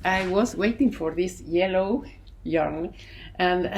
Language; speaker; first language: English; non-native, learner; Spanish